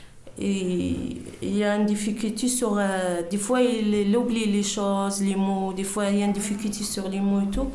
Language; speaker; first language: French; non-native, learner; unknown